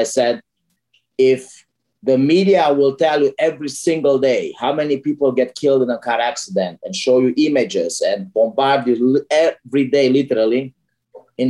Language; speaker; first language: English; non-native, fluent; Romanian